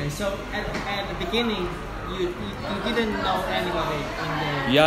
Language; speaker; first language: English; non-native, fluent; Cantonese